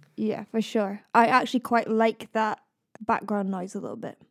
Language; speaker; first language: English; native; English